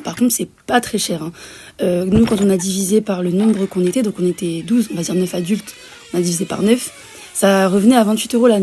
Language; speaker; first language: French; native; French